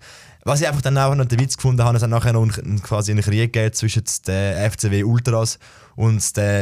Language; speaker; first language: German; native; German